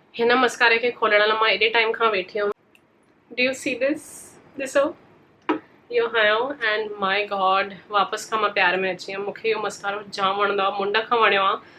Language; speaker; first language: Sindhi; early bilingual, heritage; Sindhi